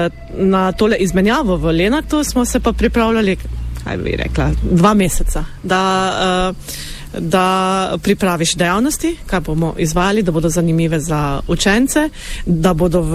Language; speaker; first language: Slovenian; native; Slovenian